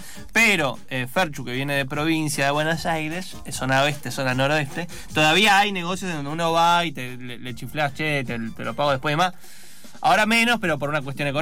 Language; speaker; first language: Spanish; native; Spanish